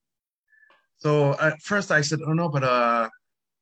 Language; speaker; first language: English; non-native, fluent; French